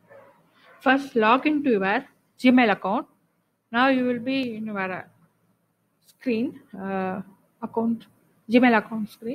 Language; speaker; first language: English; non-native, local second language; Tamil